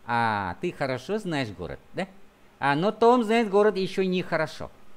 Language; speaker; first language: Russian; non-native, fluent; Vietnamese